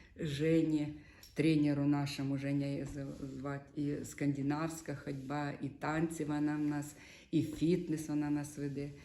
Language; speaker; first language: Ukrainian; non-native, local second language; Russian